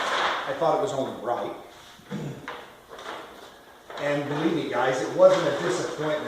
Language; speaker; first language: English; native; English